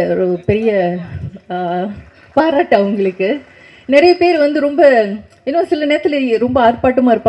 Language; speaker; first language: Tamil; native; Tamil